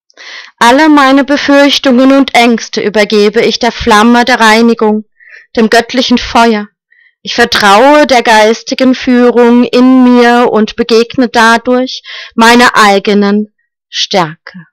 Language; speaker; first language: German; native; German